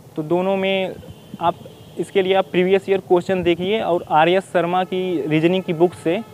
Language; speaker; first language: Hindi; native; Hindi